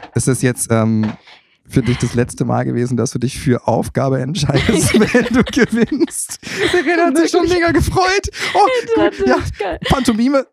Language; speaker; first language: German; native; German